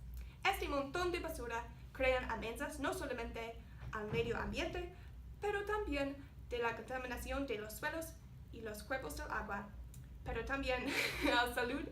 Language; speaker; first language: Spanish; non-native, learner; English